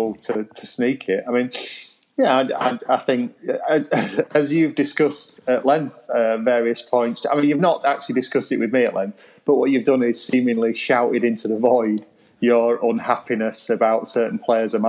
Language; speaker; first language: English; native; English